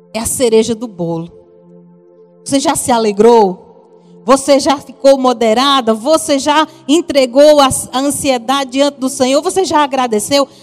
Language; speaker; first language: Portuguese; native; Portuguese